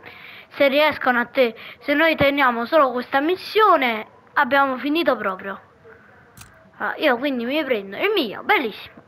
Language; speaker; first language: Italian; native; Italian